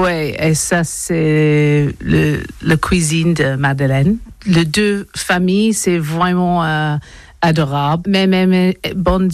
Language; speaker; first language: French; non-native, learner; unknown